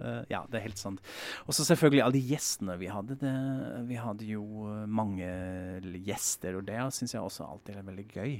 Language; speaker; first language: Norwegian; non-native, fluent; German